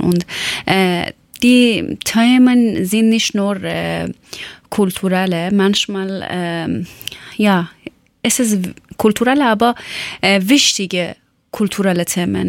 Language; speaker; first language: German; non-native, learner; Persian